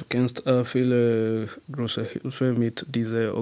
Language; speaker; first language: German; non-native, learner; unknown